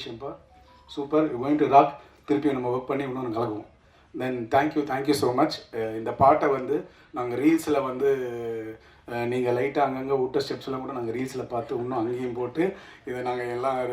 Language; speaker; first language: Tamil; native; Tamil